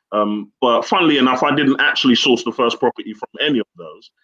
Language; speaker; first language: English; native; English